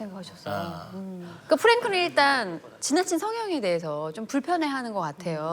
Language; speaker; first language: Korean; native; Korean